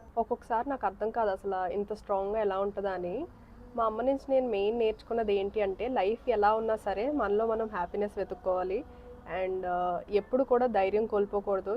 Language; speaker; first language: Telugu; early bilingual, heritage; Telugu